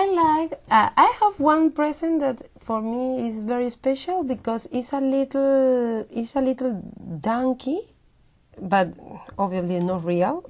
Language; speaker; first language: English; non-native, learner; Spanish